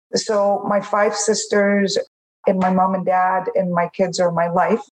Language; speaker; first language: English; non-native, fluent; Arabic